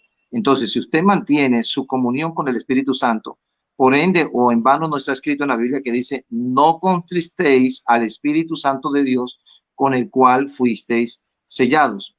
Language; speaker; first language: Spanish; native; Spanish